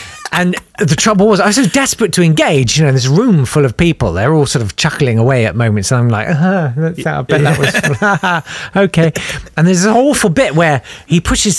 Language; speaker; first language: English; native; English